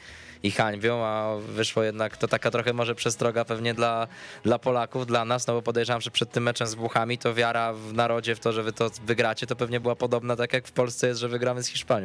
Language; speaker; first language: Polish; native; Polish